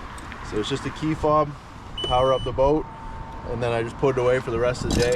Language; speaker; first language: English; native; English